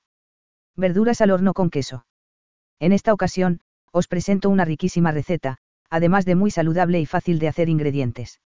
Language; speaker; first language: Spanish; native; Spanish